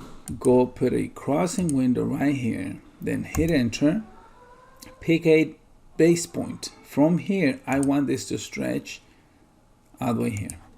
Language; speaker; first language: English; native; English